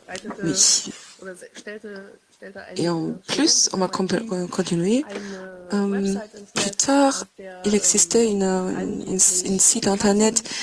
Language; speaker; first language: French; non-native, fluent; German